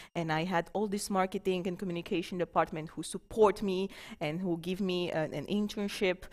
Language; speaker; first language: English; non-native, fluent; Romanian